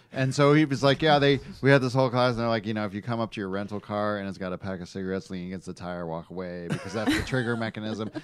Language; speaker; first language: English; native; English